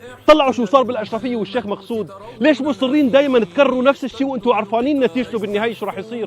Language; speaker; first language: Arabic; native; Arabic